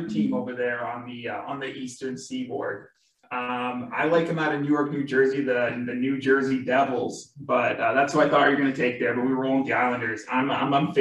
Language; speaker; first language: English; native; English